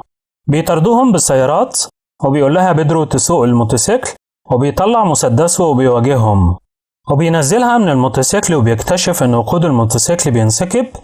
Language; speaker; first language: Arabic; native; Arabic